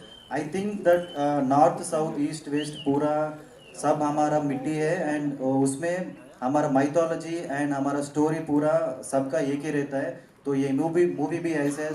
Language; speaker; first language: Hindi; non-native, local second language; Telugu